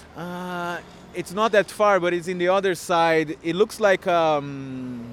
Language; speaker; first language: English; non-native, fluent; Portuguese